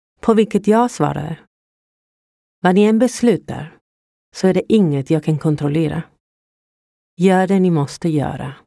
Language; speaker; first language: Swedish; non-native, fluent; Spanish